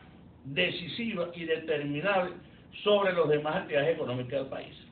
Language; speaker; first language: Spanish; native; Spanish